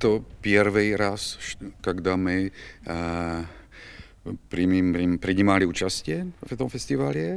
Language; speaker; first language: Russian; non-native, learner; Czech